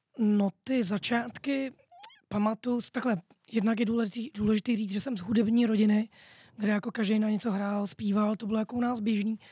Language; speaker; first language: Czech; native; Czech